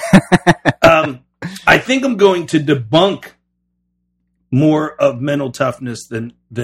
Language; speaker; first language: English; native; English